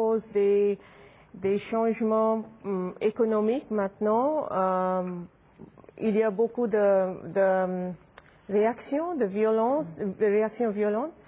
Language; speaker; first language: French; non-native, fluent; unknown